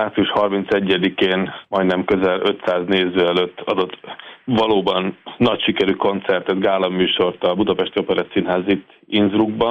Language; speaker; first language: Hungarian; native; Hungarian